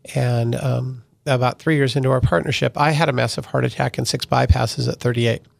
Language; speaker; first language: English; early bilingual, other home language; Italian